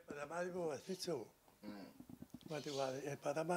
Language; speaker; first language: Dutch; non-native, local second language; Sranan Tongo